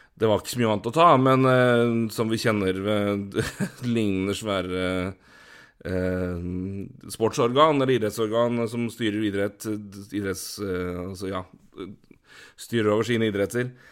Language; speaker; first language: Norwegian; native; Norwegian